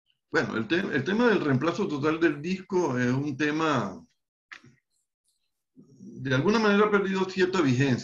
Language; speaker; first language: Spanish; native; Spanish